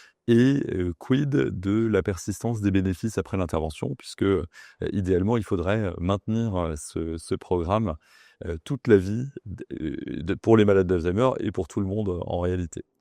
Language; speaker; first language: French; native; French